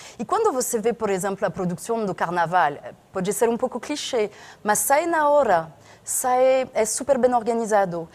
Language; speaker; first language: Portuguese; non-native, fluent; French